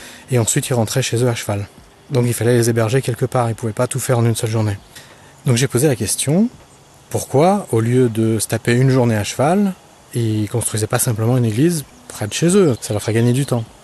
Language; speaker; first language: French; native; French